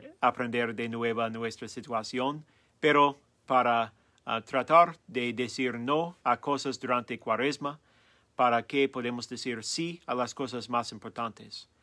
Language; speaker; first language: Spanish; non-native, learner; English